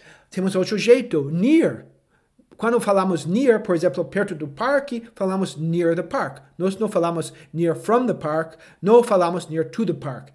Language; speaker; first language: Portuguese; non-native, fluent; English